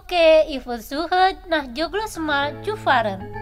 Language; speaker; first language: German; non-native, fluent; Indonesian